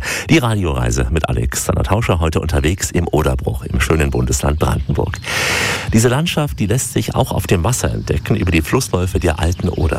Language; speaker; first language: German; native; German